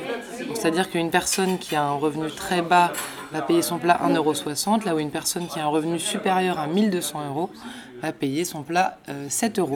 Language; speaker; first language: French; native; French